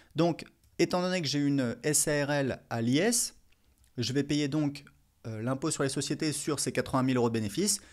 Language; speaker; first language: French; native; French